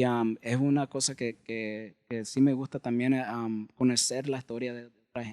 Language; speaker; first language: Spanish; early bilingual, heritage; Spanish